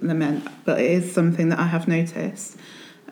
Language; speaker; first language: English; native; English